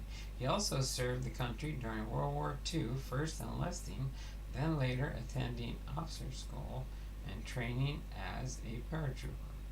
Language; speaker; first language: English; native; English